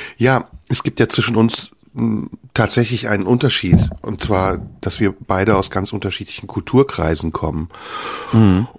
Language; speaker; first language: German; early bilingual, other home language; Turkish